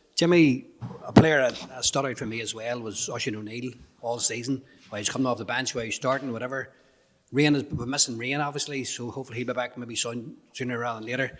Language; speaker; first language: English; native; English